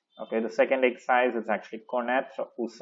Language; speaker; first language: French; non-native, fluent; Tamil